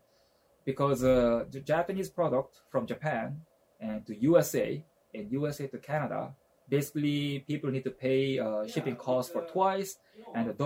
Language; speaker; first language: English; non-native, fluent; Japanese